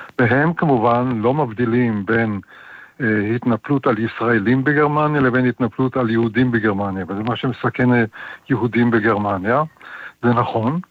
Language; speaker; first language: Hebrew; native; Hebrew